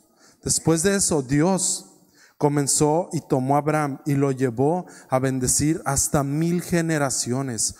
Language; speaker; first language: Spanish; native; Spanish